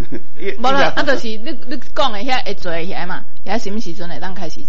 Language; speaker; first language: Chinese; non-native, local second language; Min Nan Chinese